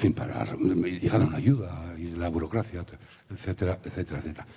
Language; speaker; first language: Spanish; native; Spanish